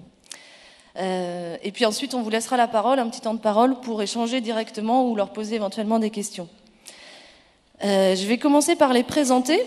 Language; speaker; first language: French; native; French